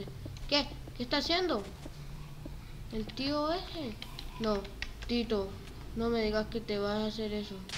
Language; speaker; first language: Spanish; native; Spanish